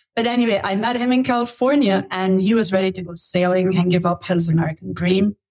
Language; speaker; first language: English; non-native, fluent; Dutch